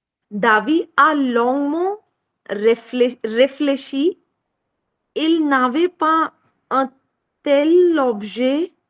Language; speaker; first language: French; non-native, learner; Hindi